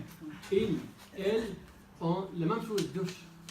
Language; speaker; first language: French; non-native, learner; Arabic